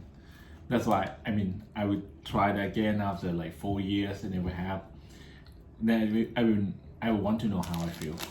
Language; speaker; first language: English; non-native, learner; Thai